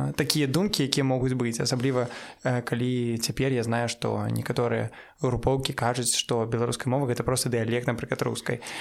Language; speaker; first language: Belarusian; non-native, local second language; Russian